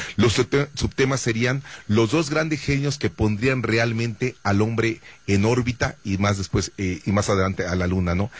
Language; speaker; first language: Spanish; native; Spanish